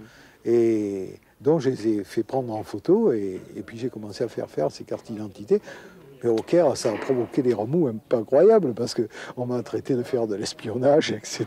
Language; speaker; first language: French; native; French